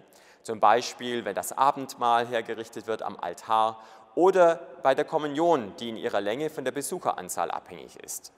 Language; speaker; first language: German; native; German